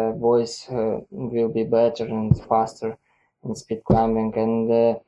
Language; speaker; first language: English; non-native, learner; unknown